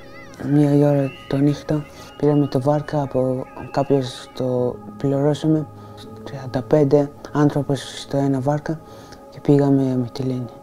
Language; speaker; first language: Greek; non-native, learner; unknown